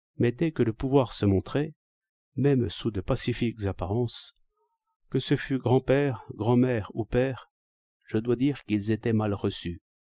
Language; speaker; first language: French; native; French